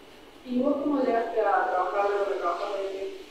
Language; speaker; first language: Spanish; native; Spanish